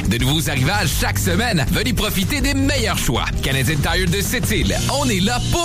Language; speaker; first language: French; native; French